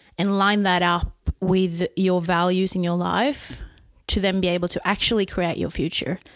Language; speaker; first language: English; non-native, fluent; Swedish